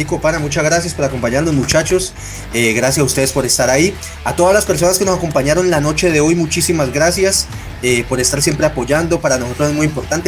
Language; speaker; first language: Spanish; native; Spanish